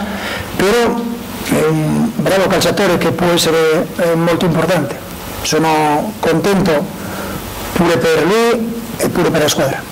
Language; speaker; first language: Italian; non-native, learner; Spanish